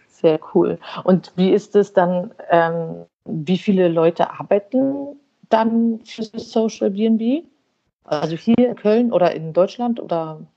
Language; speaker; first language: German; native; German